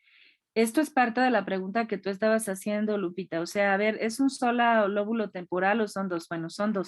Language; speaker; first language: Spanish; native; Spanish